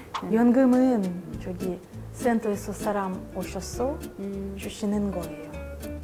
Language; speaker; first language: Korean; non-native, fluent; Russian